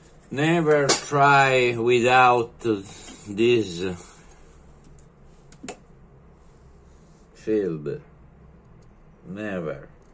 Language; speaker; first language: English; non-native, learner; Italian